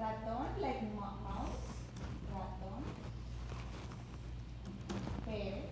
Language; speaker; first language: Spanish; native; Spanish